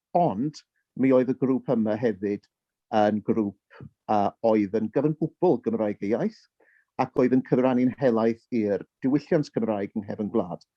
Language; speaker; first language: Welsh; early bilingual, heritage; Welsh